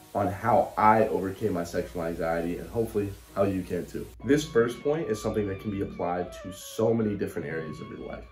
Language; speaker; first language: English; native; English